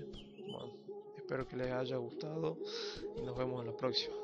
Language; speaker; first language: Spanish; native; Spanish